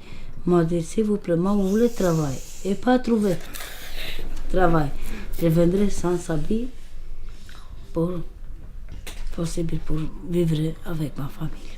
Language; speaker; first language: French; non-native, learner; Romanian